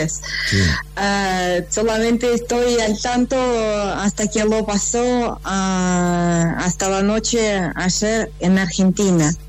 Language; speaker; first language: Spanish; non-native, fluent; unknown